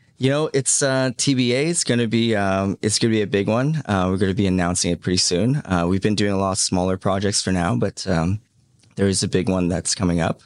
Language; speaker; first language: English; early bilingual, other home language; Cantonese